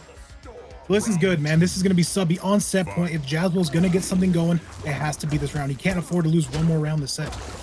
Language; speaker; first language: English; native; English